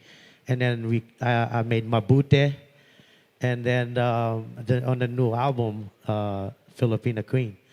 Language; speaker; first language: English; non-native, local second language; Pampanga